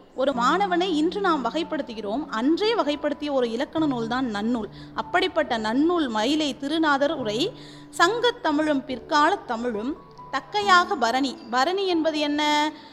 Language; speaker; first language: Tamil; native; Tamil